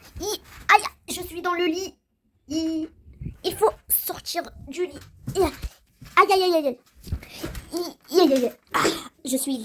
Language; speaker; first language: French; non-native, local second language; Arabic